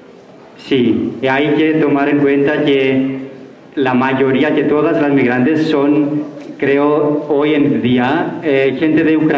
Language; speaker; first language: Spanish; non-native, fluent; Greek